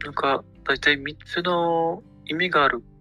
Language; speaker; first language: Japanese; non-native, fluent; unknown